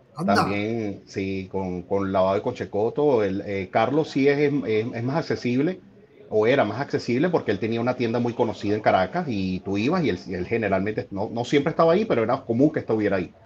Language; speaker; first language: Spanish; native; Spanish